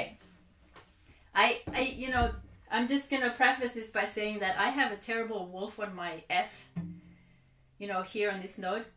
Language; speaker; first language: English; non-native, fluent; Finnish